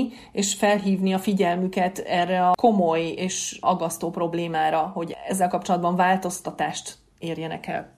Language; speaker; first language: Hungarian; native; Hungarian